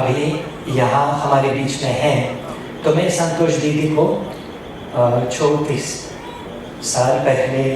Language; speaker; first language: Hindi; non-native, fluent; Russian